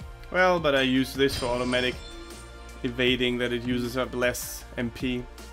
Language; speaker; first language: English; non-native, fluent; German